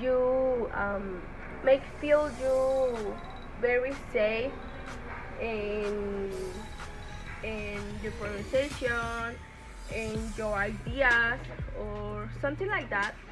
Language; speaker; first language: English; non-native, learner; Spanish